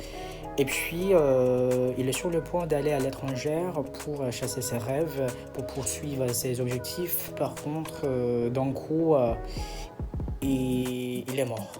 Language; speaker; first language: French; non-native, fluent; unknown